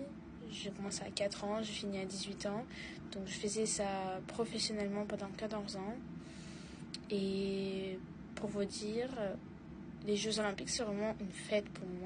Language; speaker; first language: French; non-native, fluent; Russian